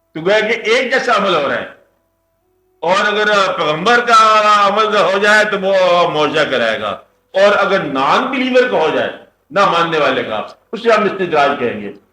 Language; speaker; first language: Urdu; non-native, local second language; Punjabi